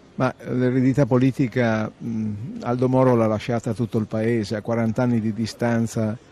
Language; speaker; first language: Italian; native; Italian